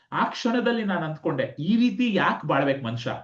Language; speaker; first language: Kannada; native; Kannada